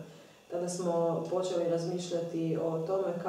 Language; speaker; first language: Croatian; native; Croatian